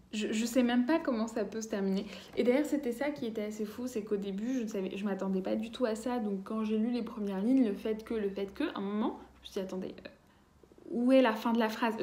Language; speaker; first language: French; native; French